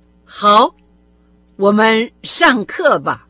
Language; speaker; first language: Chinese; non-native, fluent; Russian